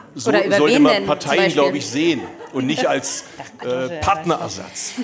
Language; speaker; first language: German; native; German